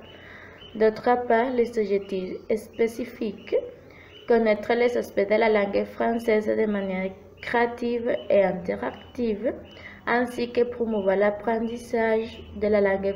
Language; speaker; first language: French; non-native, fluent; Spanish